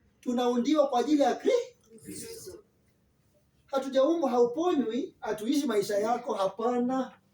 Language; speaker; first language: Swahili; non-native, local second language; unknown